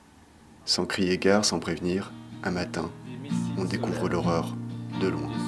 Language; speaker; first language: French; native; French